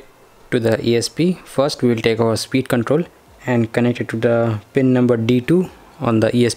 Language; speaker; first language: English; non-native, local second language; Hindi